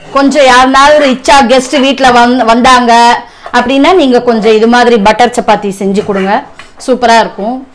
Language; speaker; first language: Tamil; non-native, local second language; Telugu